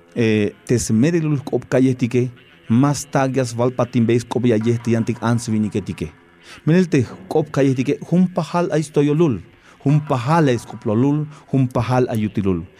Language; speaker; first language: Spanish; non-native, local second language; Tzeltal